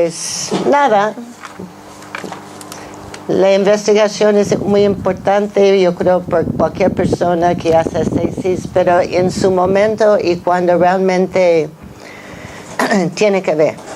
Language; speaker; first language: Spanish; non-native, fluent; English